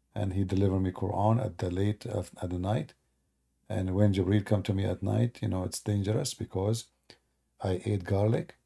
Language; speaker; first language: English; non-native, fluent; Arabic